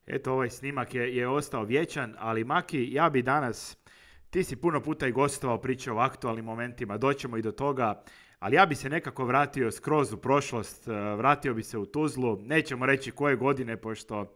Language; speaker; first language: Croatian; native; Croatian